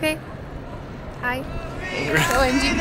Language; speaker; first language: English; non-native, learner; Czech